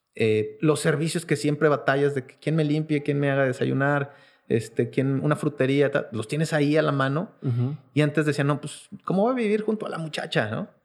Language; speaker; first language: Spanish; native; Spanish